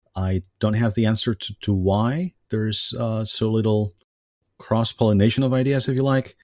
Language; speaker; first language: English; non-native, fluent; Spanish